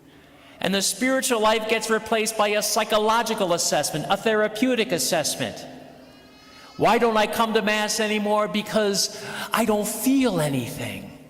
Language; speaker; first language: English; native; English